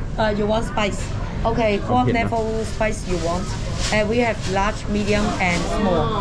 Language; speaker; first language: English; non-native, learner; Cantonese